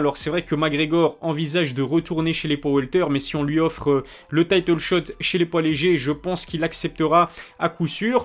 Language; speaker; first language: French; native; French